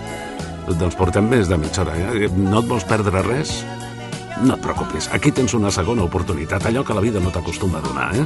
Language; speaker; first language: Catalan; native; Catalan